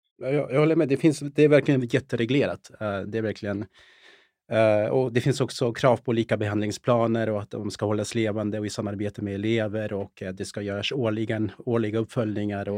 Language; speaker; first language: Swedish; early bilingual, other home language; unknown